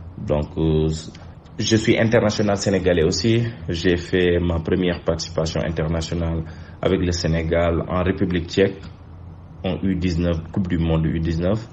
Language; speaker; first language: French; non-native, local second language; Wolof